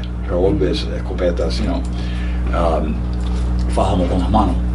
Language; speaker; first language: Spanish; early bilingual, heritage; Spanish